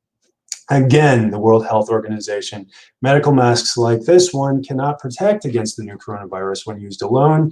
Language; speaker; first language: English; native; English